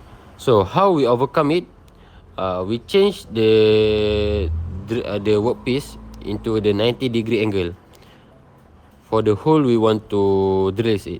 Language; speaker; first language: English; non-native, local second language; Malay